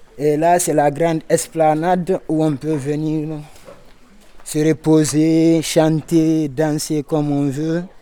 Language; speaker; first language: French; non-native, local second language; Fula